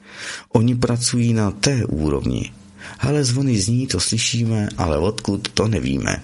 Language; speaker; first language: Czech; native; Czech